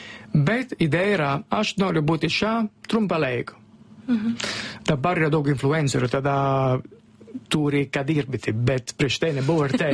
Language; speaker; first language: Lithuanian; non-native, learner; Italian